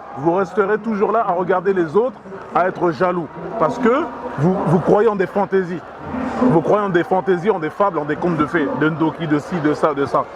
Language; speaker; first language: French; early bilingual, other home language; Lingala